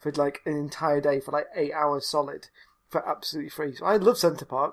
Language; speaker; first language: English; native; English